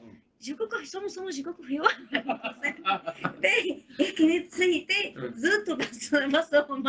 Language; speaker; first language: Japanese; non-native, learner; Arabic